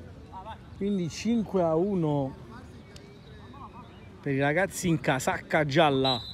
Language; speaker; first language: Italian; native; Italian